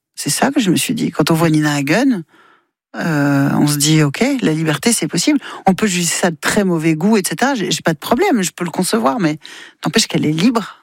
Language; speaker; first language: French; native; French